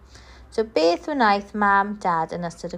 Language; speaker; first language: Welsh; non-native, local second language; English